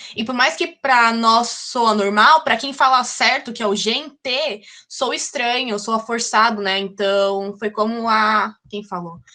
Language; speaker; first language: Portuguese; native; Portuguese